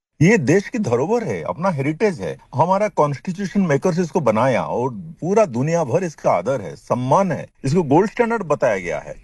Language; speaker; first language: Hindi; non-native, local second language; Odia